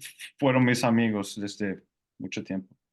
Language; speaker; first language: Spanish; non-native, fluent; Finnish